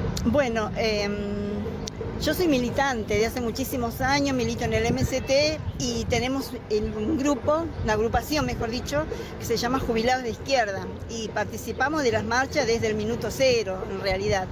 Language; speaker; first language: Spanish; native; Spanish